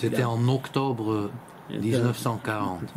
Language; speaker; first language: French; non-native, fluent; English